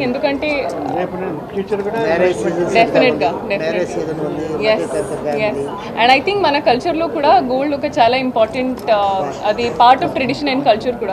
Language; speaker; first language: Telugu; non-native, local second language; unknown